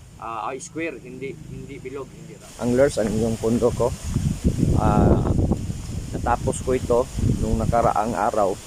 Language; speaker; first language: Filipino; non-native, local second language; Cebuano